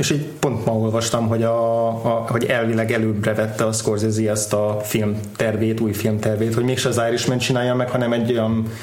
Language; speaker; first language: Hungarian; native; Hungarian